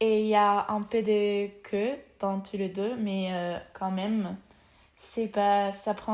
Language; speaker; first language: French; non-native, learner; Spanish